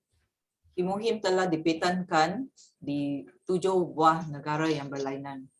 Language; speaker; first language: Malay; native; Malay